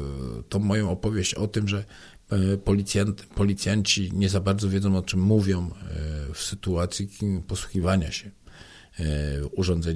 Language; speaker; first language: Polish; native; Polish